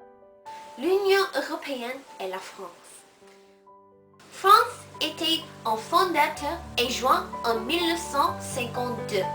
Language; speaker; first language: French; non-native, learner; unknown